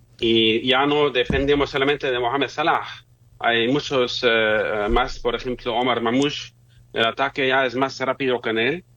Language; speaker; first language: Spanish; non-native, fluent; German